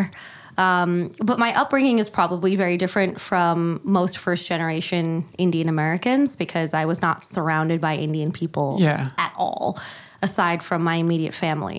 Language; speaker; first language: English; early bilingual, other home language; Kannada